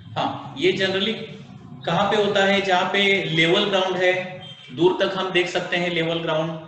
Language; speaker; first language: Hindi; non-native, local second language; Marathi